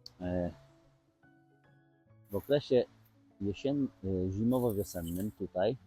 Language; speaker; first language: Polish; native; Polish